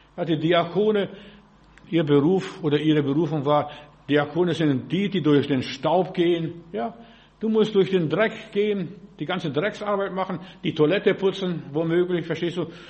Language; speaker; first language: German; early bilingual, other home language; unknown